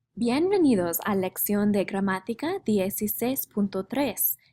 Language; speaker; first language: Spanish; non-native, fluent; English